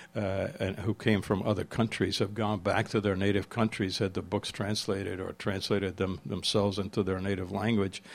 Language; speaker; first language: English; early bilingual, other home language; Czech